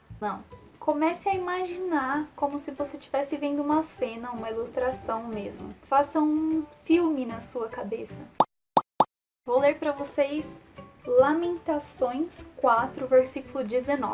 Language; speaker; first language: Portuguese; native; Portuguese